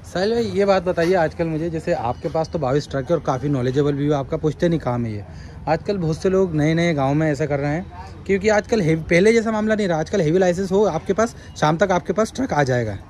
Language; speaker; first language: Hindi; native; Hindi